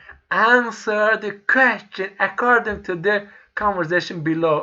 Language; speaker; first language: English; non-native, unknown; Turkish